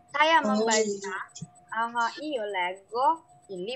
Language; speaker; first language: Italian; non-native, fluent; Indonesian